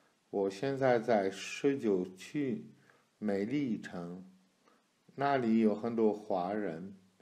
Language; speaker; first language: Chinese; non-native, fluent; French